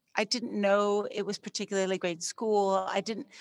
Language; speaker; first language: English; native; English